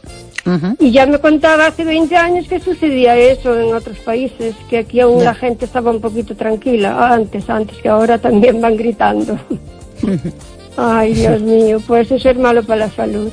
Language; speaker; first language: Spanish; native; Spanish